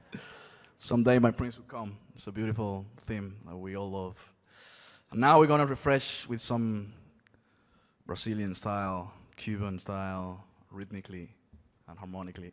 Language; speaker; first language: English; non-native, fluent; Spanish